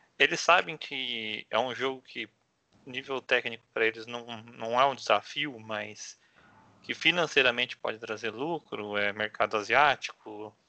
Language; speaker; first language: Portuguese; native; Portuguese